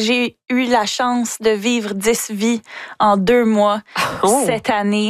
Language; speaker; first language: French; native; French